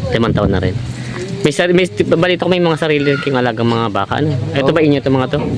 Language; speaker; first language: Filipino; native; Filipino